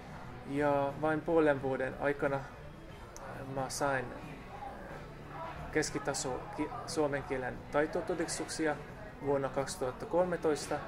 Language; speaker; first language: Finnish; non-native, learner; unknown